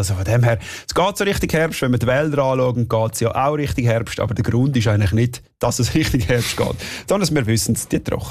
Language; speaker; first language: German; native; German